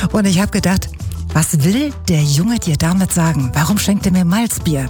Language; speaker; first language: German; native; German